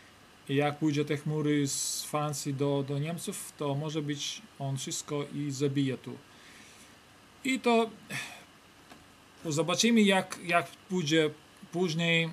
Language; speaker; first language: Polish; non-native, learner; Lithuanian